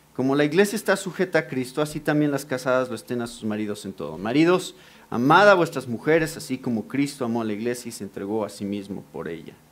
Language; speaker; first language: Spanish; native; Spanish